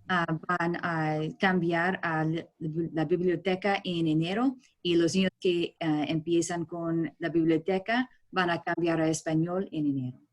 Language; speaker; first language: Spanish; non-native, learner; English